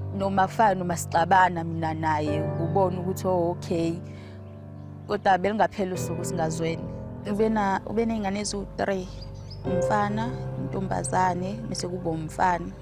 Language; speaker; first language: Zulu; native; Zulu